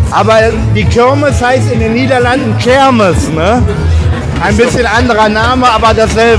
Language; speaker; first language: German; native; German